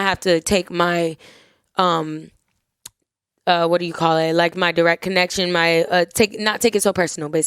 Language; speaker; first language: English; native; English